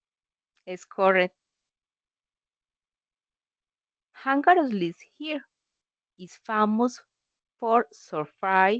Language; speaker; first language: English; non-native, learner; Spanish